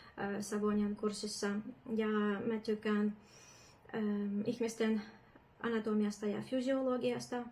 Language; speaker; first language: Finnish; non-native, learner; Ukrainian